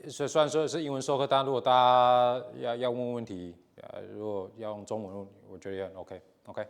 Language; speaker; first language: Chinese; native; Chinese